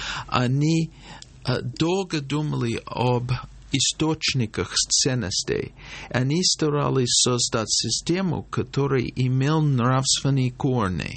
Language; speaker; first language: Russian; non-native, fluent; English